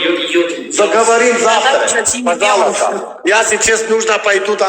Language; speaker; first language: Russian; non-native, learner; Albanian